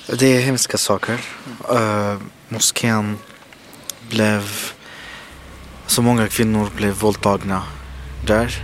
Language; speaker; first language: Swedish; non-native, fluent; Arabic